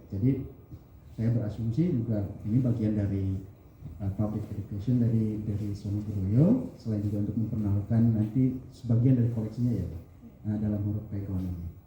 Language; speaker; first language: Indonesian; non-native, local second language; Sundanese